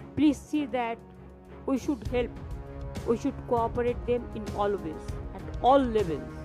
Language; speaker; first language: English; non-native, local second language; Bangla